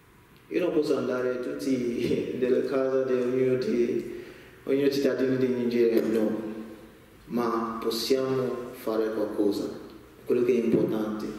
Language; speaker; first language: Italian; non-native, learner; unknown